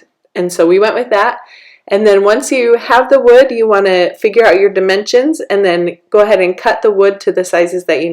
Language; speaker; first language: English; native; English